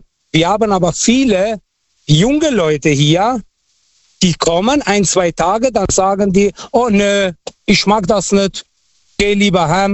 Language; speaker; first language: German; non-native, fluent; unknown